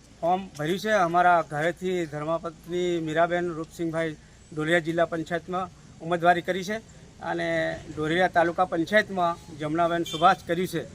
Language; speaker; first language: Gujarati; non-native, local second language; Rathawi